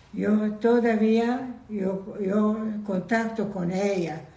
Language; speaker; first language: Spanish; non-native, learner; Persian